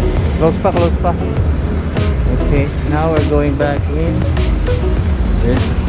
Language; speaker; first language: English; non-native, local second language; Filipino